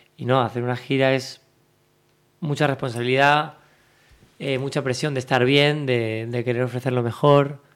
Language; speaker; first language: Spanish; native; Spanish